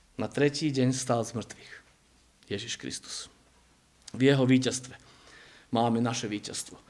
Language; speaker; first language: Slovak; native; Slovak